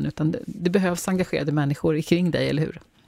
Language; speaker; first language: Swedish; native; Swedish